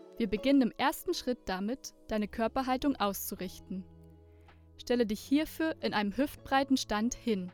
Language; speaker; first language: German; native; German